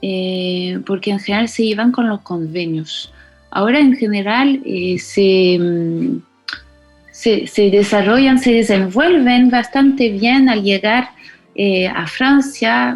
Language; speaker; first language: Spanish; non-native, fluent; French